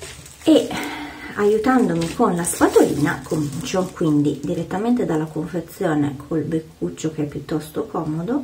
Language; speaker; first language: Italian; native; Italian